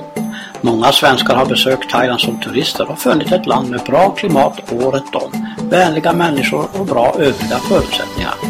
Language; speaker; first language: Swedish; native; Swedish